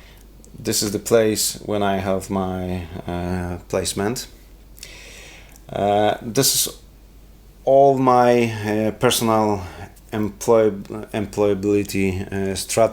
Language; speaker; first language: English; non-native, learner; Polish